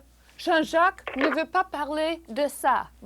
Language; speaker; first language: French; non-native, learner; English